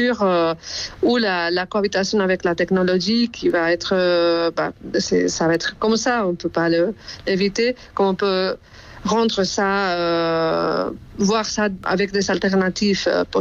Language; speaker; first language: French; non-native, fluent; Spanish